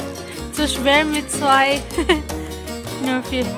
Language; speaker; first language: German; non-native, learner; Cebuano